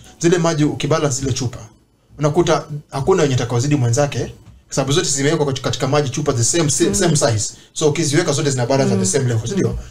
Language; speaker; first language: Swahili; non-native, local second language; Luo (Kenya and Tanzania)